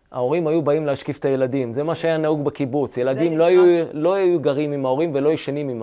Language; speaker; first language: Hebrew; native; Hebrew